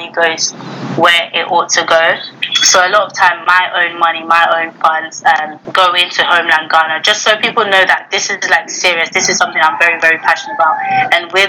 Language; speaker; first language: English; native; English